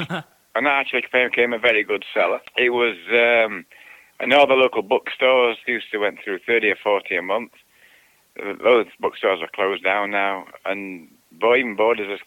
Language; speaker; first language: English; native; English